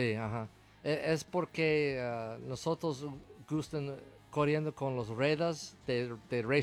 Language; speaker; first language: Spanish; non-native, learner; English